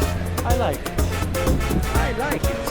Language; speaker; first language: English; non-native, learner; Greek